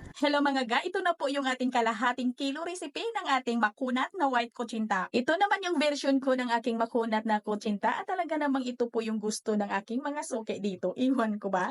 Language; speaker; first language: Filipino; non-native, local second language; Cebuano